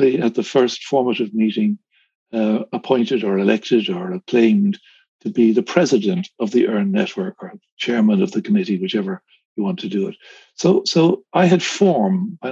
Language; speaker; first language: English; native; English